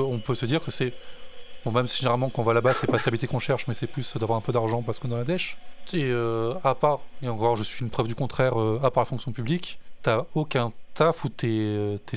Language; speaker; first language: French; native; French